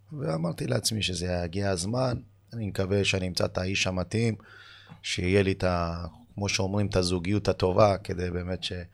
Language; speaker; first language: Hebrew; early bilingual, other home language; Amharic